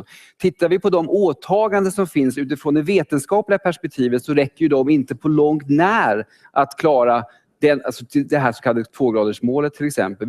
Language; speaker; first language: Swedish; native; Swedish